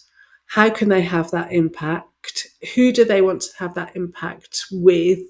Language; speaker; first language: English; native; English